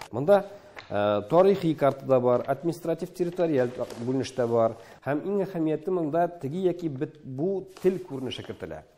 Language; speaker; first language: Tatar; native; Tatar